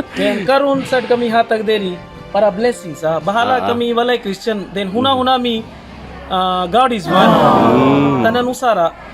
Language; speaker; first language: Cebuano; non-native, learner; Punjabi